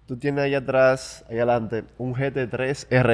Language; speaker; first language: Spanish; native; Spanish